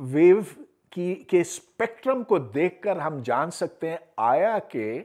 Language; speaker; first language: Urdu; native; Urdu